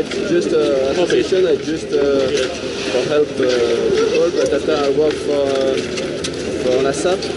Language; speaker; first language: English; non-native, learner; French